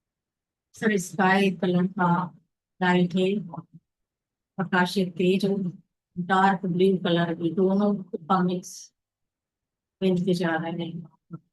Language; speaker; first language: Hindi; native; Hindi